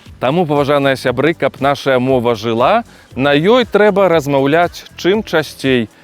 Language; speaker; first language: Belarusian; native; Belarusian